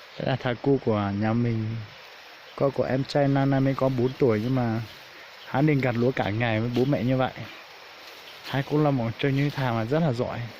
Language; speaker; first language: Vietnamese; non-native, local second language; Hmong